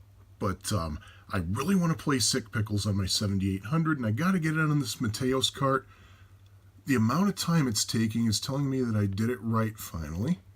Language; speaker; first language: English; native; English